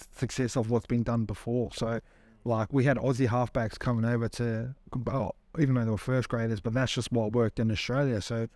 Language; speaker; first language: English; native; English